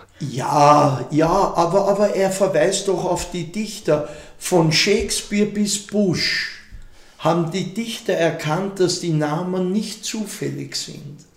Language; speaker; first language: German; native; German